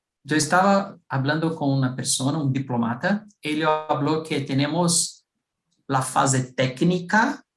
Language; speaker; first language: Spanish; non-native, fluent; Portuguese